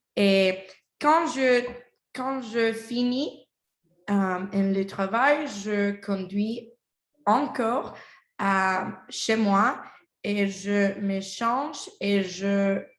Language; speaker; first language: French; non-native, learner; Spanish